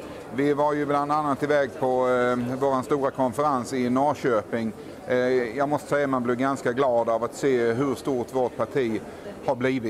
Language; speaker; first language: Swedish; native; Swedish